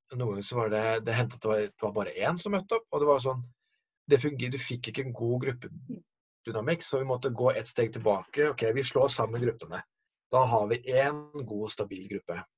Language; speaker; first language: Norwegian; native; Norwegian